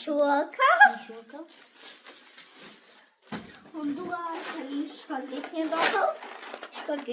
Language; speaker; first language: Albanian; early bilingual, heritage; Albanian